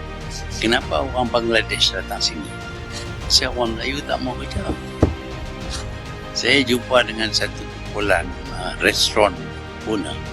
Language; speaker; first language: Malay; native; Malay